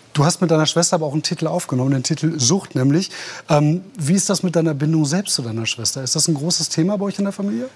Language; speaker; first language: German; native; German